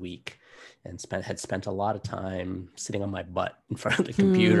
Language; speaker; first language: English; native; English